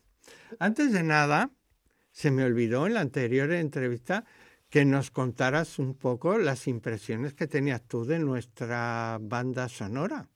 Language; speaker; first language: Spanish; native; Spanish